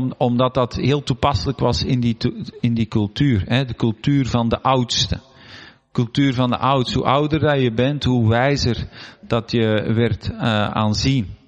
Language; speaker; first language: Dutch; native; Dutch